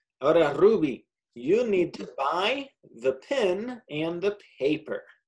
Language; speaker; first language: English; native; English